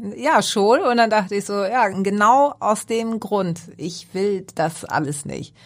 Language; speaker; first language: German; early bilingual, other home language; Greek